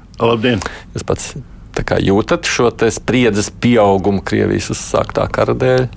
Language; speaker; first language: Latvian; native; Latvian